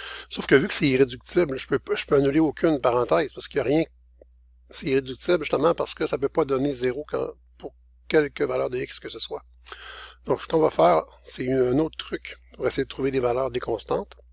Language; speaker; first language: French; native; French